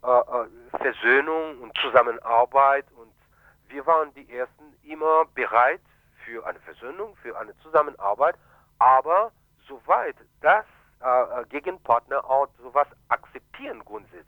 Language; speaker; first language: German; non-native, fluent; Haitian Creole